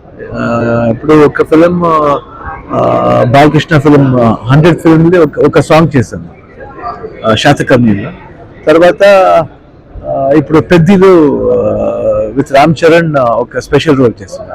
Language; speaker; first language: Telugu; non-native, learner; Kannada